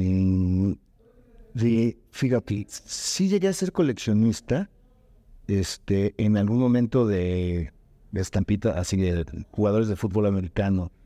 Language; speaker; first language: Spanish; native; Spanish